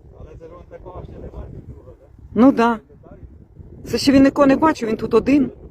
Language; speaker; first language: Ukrainian; native; Ukrainian